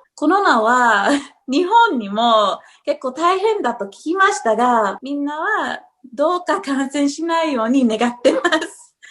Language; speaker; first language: Japanese; non-native, fluent; English